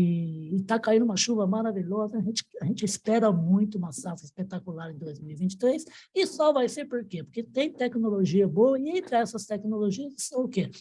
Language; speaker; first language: Portuguese; native; Portuguese